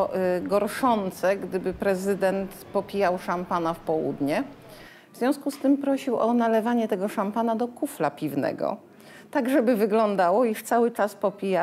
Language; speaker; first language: Polish; native; Polish